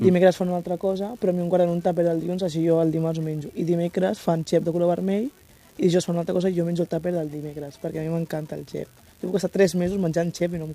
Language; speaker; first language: Catalan; early bilingual, other home language; Wolof